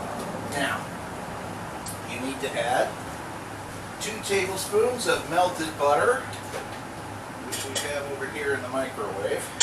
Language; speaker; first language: English; native; English